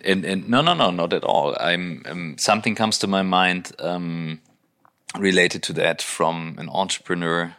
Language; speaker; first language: English; non-native, fluent; German